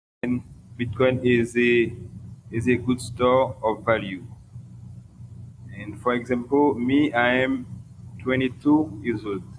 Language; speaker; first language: English; non-native, local second language; Haitian Creole